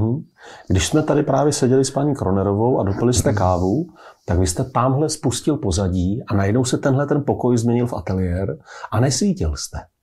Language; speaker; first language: Czech; native; Czech